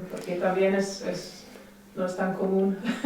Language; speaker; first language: Spanish; non-native, fluent; English